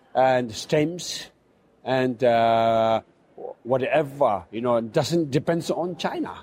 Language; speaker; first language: English; non-native, fluent; Chinese